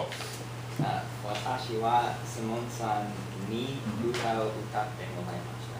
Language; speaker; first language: Japanese; non-native, learner; English